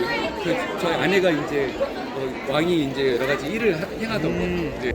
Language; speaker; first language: Korean; native; Korean